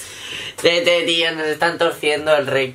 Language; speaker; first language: Spanish; native; Spanish